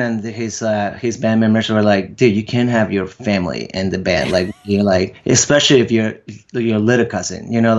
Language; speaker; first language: English; non-native, fluent; Spanish